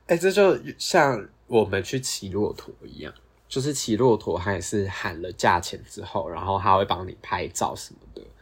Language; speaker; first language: Chinese; native; Chinese